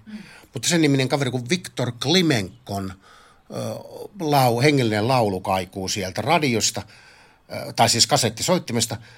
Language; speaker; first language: Finnish; native; Finnish